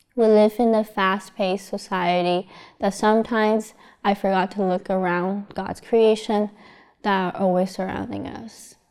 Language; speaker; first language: English; non-native, fluent; Chinese